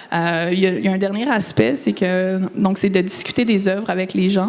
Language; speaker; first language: French; native; French